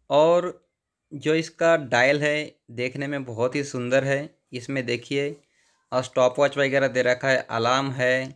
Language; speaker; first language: Hindi; non-native, local second language; Marathi